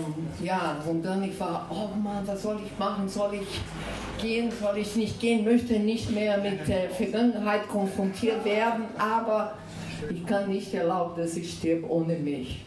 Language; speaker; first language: German; non-native, fluent; Portuguese